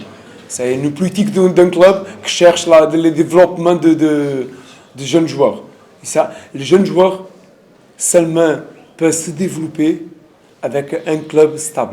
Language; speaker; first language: French; non-native, learner; Portuguese